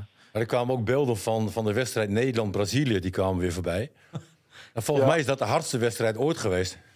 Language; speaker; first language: Dutch; native; Dutch